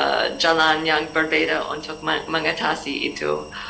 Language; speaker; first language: Indonesian; non-native, learner; English